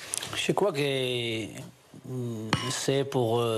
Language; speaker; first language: French; non-native, learner; Spanish